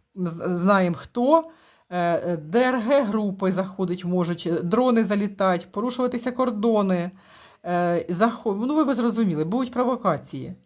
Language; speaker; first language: Ukrainian; non-native, local second language; Russian